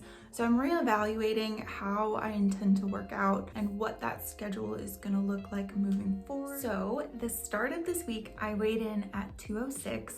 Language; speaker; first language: English; native; English